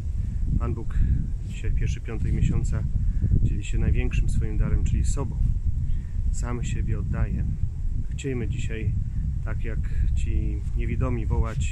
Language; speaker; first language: Polish; native; Polish